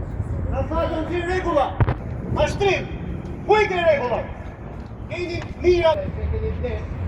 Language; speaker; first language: Albanian; native; Albanian